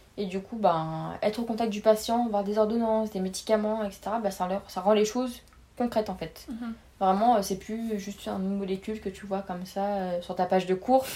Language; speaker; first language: French; native; French